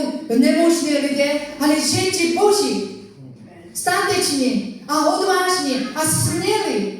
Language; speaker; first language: Czech; non-native, fluent; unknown